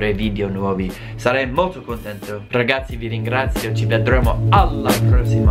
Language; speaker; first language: Italian; non-native, fluent; English